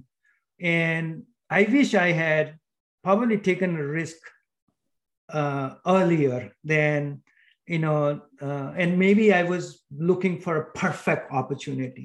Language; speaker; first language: English; non-native, local second language; Gujarati